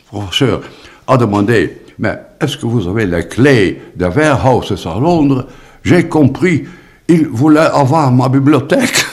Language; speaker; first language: French; non-native, fluent; Dutch